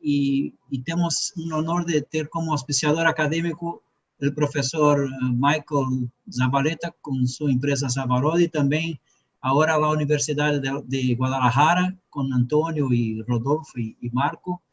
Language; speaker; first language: Spanish; non-native, fluent; Portuguese